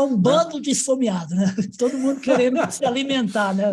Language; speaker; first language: Portuguese; native; Portuguese